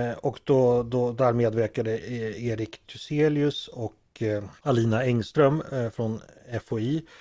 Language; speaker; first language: Swedish; native; Swedish